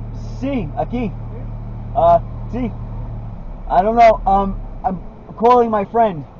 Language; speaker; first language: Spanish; non-native, learner; English